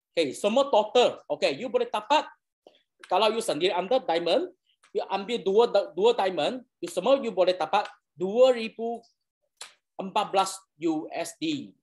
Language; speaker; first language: Malay; non-native, local second language; Chinese